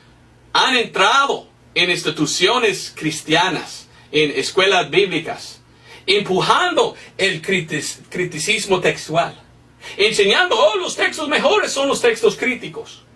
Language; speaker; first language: Spanish; non-native, fluent; English